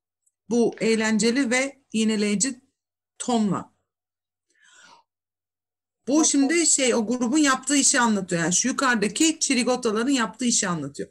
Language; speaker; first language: Turkish; native; Turkish